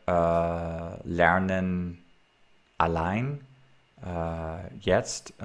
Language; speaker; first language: German; non-native, learner; English